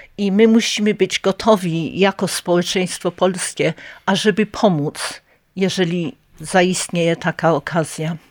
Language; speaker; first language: Polish; early bilingual, heritage; Polish